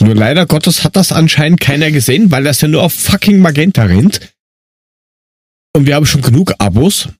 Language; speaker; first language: German; native; German